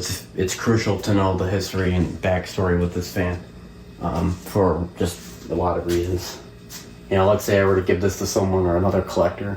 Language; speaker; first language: English; native; English